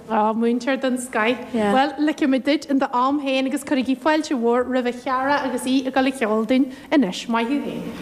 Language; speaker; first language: Irish; native; Irish